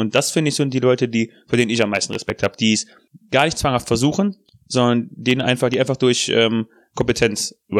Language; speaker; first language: German; native; German